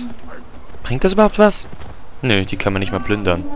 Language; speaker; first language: German; native; German